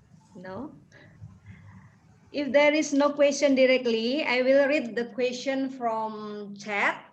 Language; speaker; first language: English; non-native, fluent; Indonesian